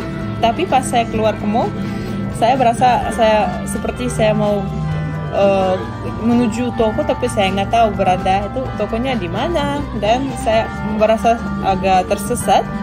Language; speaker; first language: Indonesian; non-native, fluent; Russian